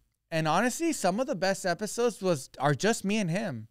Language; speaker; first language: English; early bilingual, other home language; Spanish